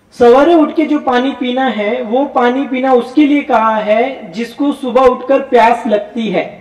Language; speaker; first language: Hindi; non-native, local second language; Gujarati